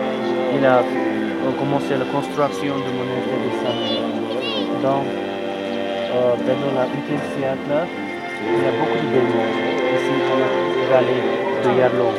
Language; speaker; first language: French; non-native, learner; Tibetan